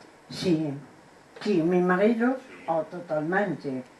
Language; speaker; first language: Spanish; non-native, fluent; French